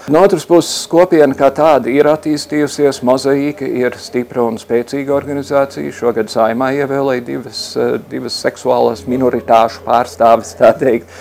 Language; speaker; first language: Latvian; early bilingual, heritage; Latvian